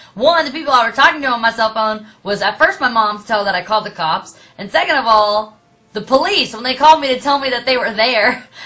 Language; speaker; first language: English; native; English